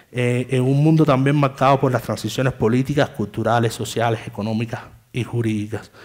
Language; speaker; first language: Spanish; native; Spanish